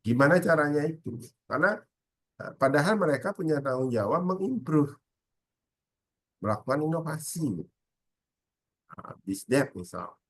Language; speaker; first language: Indonesian; native; Indonesian